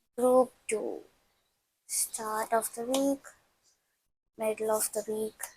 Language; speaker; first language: English; non-native, local second language; Tamil